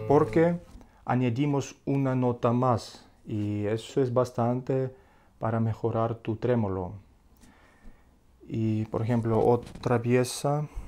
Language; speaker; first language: Spanish; non-native, learner; Russian